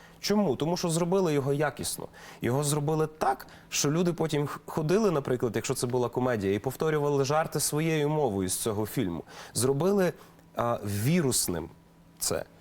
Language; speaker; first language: Ukrainian; native; Ukrainian